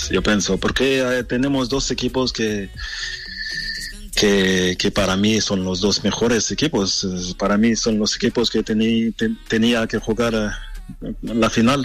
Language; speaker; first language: Spanish; non-native, learner; French